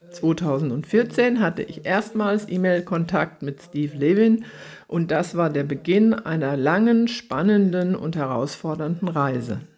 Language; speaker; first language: German; native; German